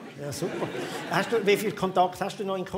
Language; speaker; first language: German; native; German